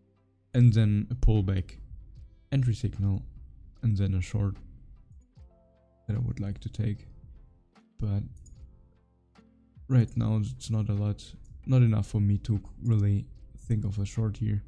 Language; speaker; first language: English; non-native, fluent; German